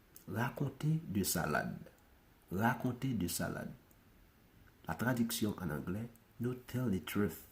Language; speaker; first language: French; non-native, local second language; Haitian Creole